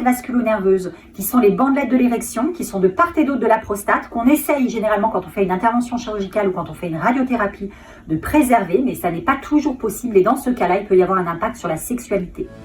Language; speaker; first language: French; native; French